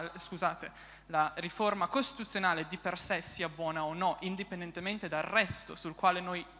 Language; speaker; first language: Italian; native; Italian